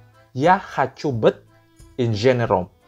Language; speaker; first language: Russian; non-native, learner; Indonesian